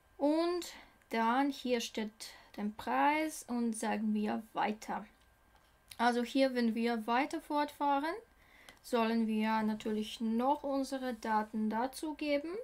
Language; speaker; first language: German; non-native, learner; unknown